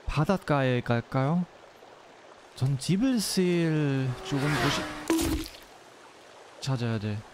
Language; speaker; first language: Korean; non-native, learner; German